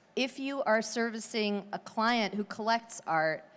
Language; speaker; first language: English; native; English